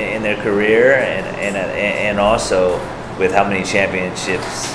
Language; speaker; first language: English; native; English